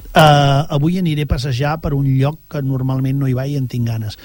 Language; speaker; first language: Catalan; native; Catalan